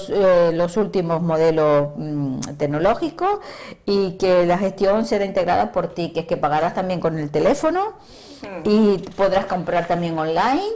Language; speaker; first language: Spanish; native; Spanish